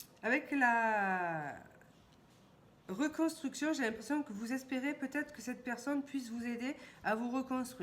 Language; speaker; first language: French; native; French